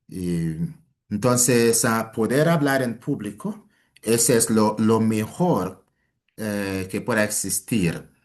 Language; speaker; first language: Spanish; non-native, fluent; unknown